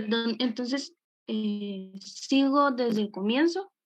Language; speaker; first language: Spanish; native; Spanish